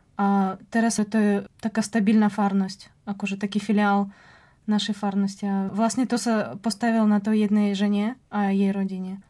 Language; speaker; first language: Slovak; non-native, fluent; Russian